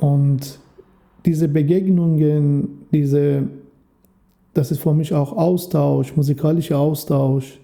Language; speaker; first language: German; non-native, fluent; Persian